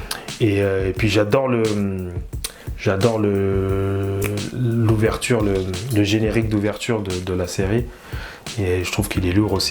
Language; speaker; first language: French; native; French